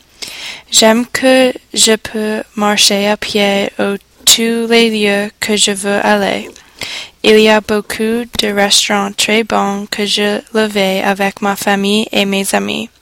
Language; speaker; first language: French; non-native, learner; English